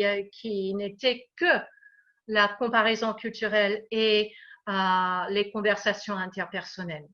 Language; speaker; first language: French; non-native, fluent; English